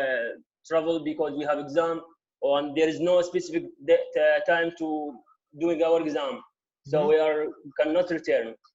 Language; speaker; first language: English; non-native, local second language; Arabic